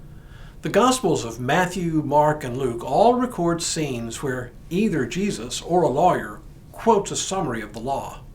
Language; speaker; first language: English; native; English